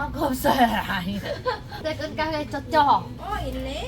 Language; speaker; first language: Korean; non-native, local second language; Vietnamese